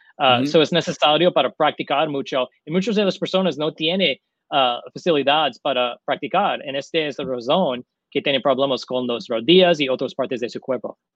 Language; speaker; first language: Spanish; non-native, learner; English